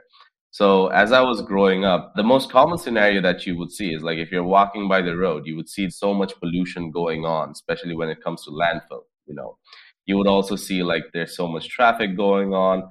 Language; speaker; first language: English; non-native, local second language; Bangla